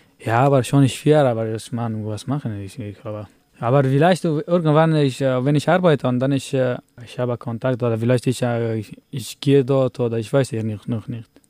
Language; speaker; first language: German; non-native, learner; Persian